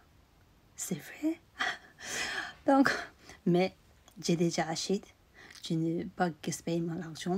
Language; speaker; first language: French; non-native, learner; Tibetan